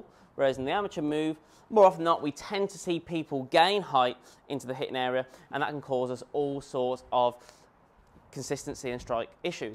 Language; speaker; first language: English; native; English